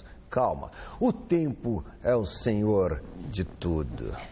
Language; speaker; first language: Portuguese; native; Portuguese